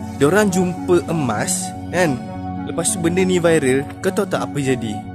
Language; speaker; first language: Malay; native; Malay